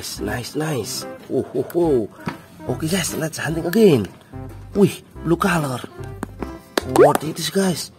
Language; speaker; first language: English; non-native, learner; Indonesian